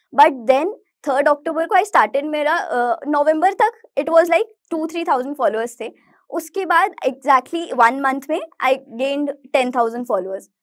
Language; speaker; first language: Hindi; native; Hindi